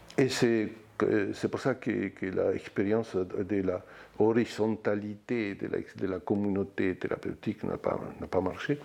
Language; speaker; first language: French; non-native, fluent; Spanish